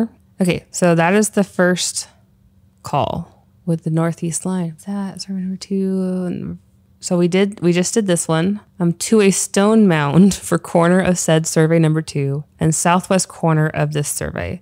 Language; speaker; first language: English; native; English